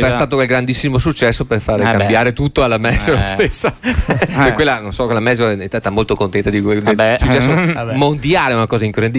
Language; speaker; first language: Italian; native; Italian